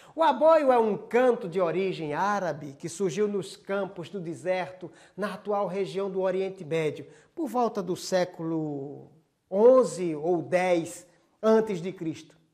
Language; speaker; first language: Portuguese; native; Portuguese